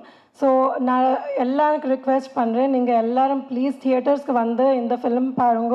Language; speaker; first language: Tamil; non-native, learner; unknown